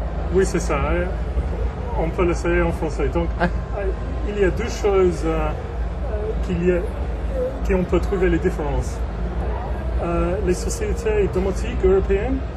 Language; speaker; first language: French; non-native, learner; English